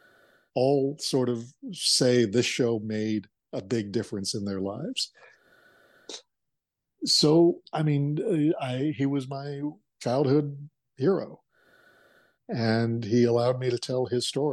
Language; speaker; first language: English; native; English